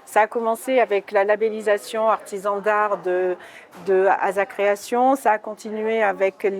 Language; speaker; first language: French; native; French